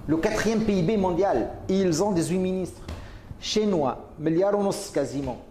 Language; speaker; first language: French; non-native, local second language; Arabic